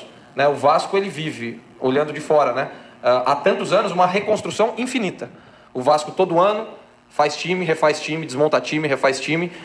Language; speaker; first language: Portuguese; native; Portuguese